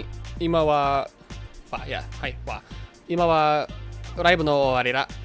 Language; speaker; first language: Japanese; non-native, learner; English